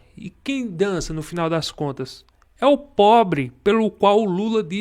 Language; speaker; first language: Portuguese; native; Portuguese